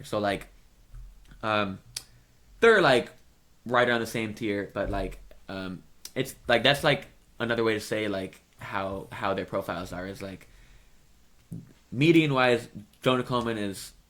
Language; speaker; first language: English; native; English